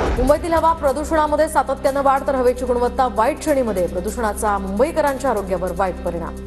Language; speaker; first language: Marathi; native; Marathi